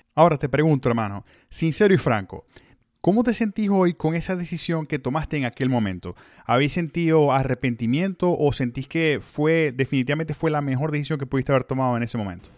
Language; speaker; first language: Spanish; native; Spanish